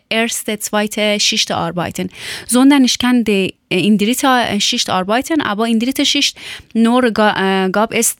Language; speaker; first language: German; non-native, learner; Persian